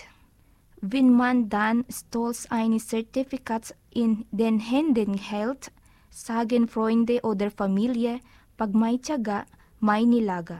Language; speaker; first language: German; non-native, learner; Filipino